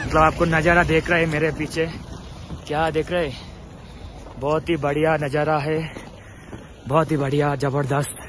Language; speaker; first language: Hindi; non-native, learner; Bangla